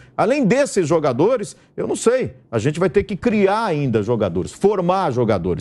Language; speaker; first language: Portuguese; native; Portuguese